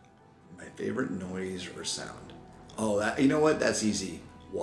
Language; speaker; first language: English; native; English